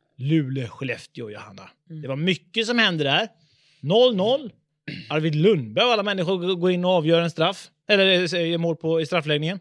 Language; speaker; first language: Swedish; native; Swedish